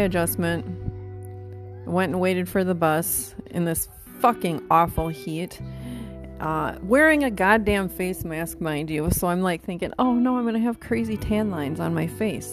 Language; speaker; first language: English; native; English